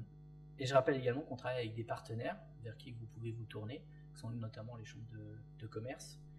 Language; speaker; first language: French; native; French